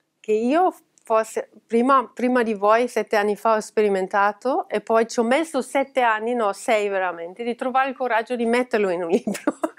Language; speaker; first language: Italian; non-native, fluent; German